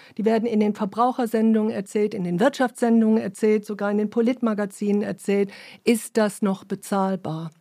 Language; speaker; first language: German; early bilingual, other home language; English